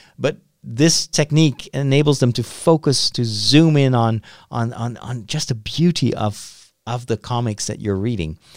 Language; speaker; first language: English; non-native, fluent; Dutch